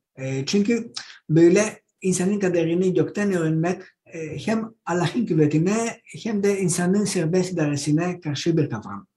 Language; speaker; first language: Turkish; non-native, learner; Greek